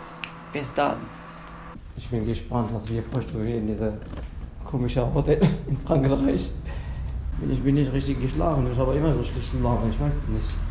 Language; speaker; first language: German; non-native, fluent; Arabic